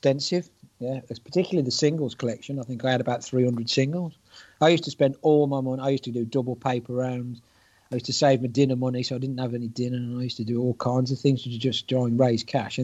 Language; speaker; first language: English; native; English